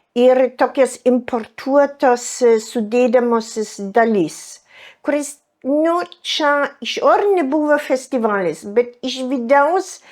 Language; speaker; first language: Lithuanian; non-native, fluent; German